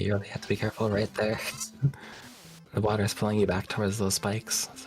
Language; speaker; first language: English; native; English